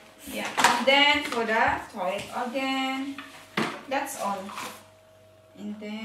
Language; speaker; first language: English; non-native, learner; Filipino